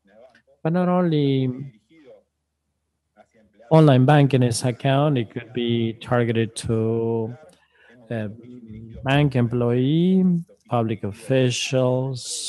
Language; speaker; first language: English; non-native, fluent; Spanish